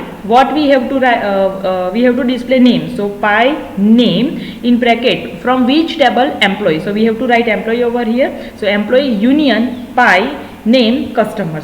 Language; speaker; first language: English; non-native, local second language; Gujarati